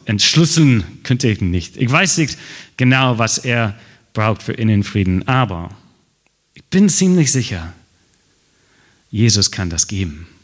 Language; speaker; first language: German; non-native, fluent; English